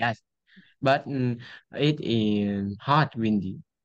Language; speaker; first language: English; non-native, learner; Vietnamese